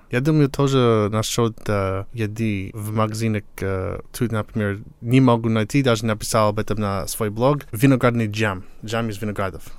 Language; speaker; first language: Russian; non-native, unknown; English